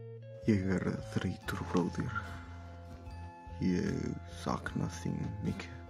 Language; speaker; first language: Icelandic; non-native, learner; Spanish